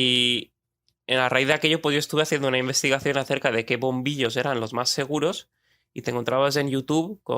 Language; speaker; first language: Spanish; native; Spanish